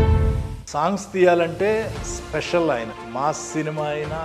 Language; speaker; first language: Telugu; native; Telugu